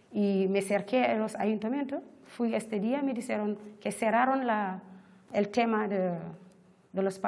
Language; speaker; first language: Spanish; non-native, learner; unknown